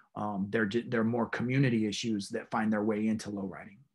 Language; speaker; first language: English; native; English